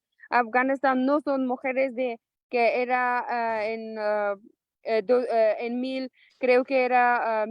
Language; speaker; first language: Spanish; non-native, local second language; Persian